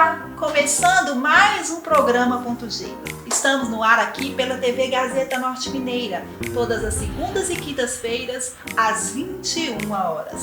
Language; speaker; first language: Portuguese; native; Portuguese